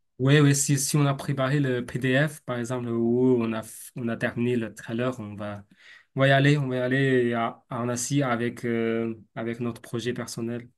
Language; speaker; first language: French; non-native, fluent; Chinese